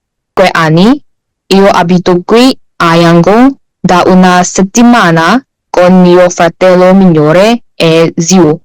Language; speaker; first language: Italian; non-native, learner; Burmese